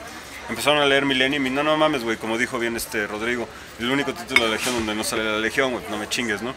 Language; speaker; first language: Spanish; native; Spanish